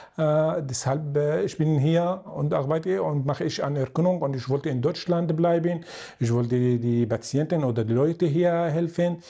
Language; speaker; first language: German; non-native, learner; Arabic